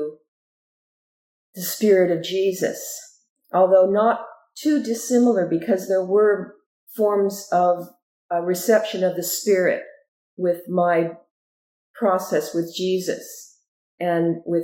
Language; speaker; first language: English; native; English